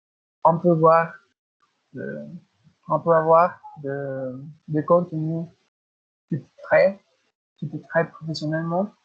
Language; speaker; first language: French; non-native, learner; Spanish